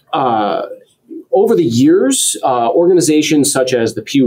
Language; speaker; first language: English; native; English